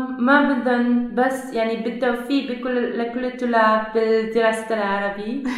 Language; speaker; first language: Arabic; non-native, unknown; Dutch